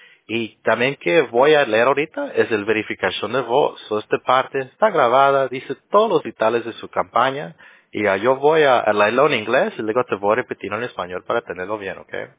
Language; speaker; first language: Spanish; early bilingual, heritage; Spanish